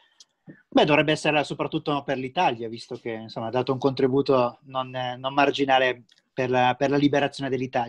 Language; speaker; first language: Italian; non-native, fluent; Polish